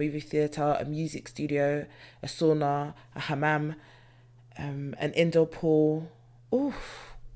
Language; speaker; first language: English; native; English